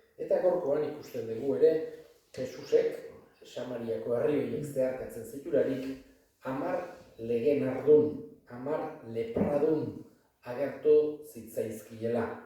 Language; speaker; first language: Basque; native; Basque